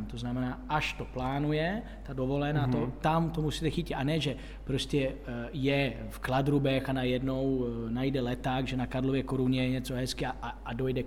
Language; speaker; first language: Czech; non-native, fluent; Italian